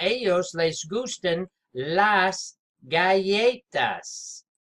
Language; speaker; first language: Spanish; non-native, fluent; English